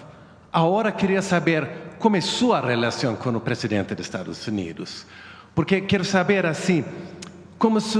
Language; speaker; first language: Spanish; non-native, fluent; Swedish